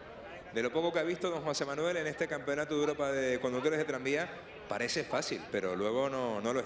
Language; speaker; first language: Spanish; native; Spanish